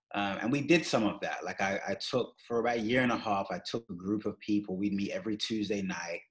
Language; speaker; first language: English; native; English